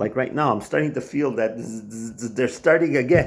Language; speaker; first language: English; non-native, local second language; French